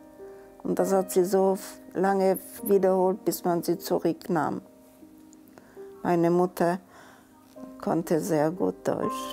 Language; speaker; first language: German; non-native, fluent; Czech